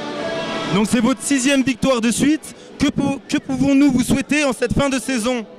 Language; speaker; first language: French; native; French